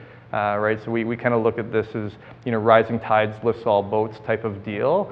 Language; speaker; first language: English; native; English